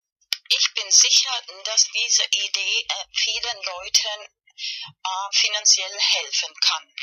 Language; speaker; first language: German; non-native, fluent; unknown